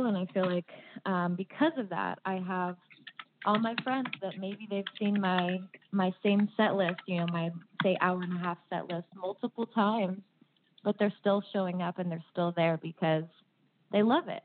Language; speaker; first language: English; native; English